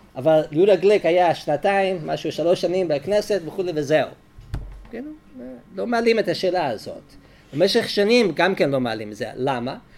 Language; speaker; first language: Hebrew; non-native, fluent; English